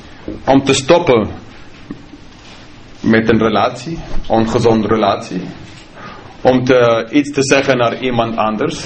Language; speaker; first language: Dutch; non-native, fluent; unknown